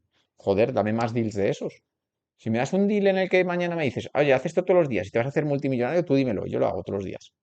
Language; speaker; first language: Spanish; native; Spanish